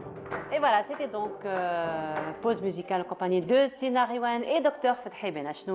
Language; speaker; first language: French; native; French